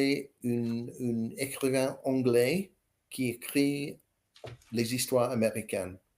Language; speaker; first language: French; non-native, learner; English